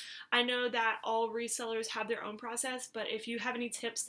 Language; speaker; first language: English; native; English